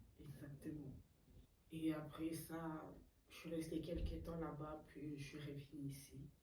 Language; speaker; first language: French; early bilingual, other home language; Lingala